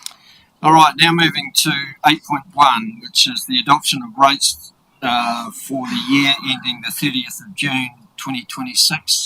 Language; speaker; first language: English; native; English